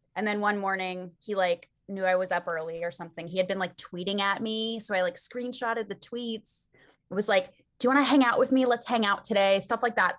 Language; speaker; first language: English; native; English